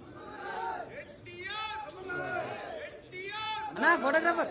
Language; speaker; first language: Telugu; native; Telugu